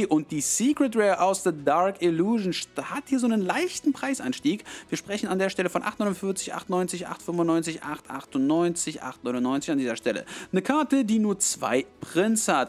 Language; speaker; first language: German; native; German